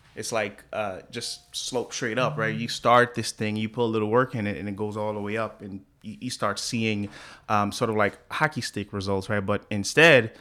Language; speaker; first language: English; early bilingual, other home language; Haitian Creole